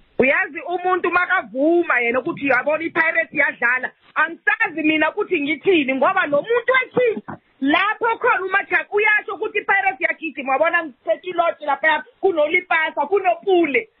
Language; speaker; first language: Zulu; native; Zulu